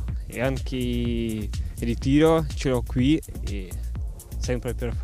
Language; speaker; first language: Italian; non-native, learner; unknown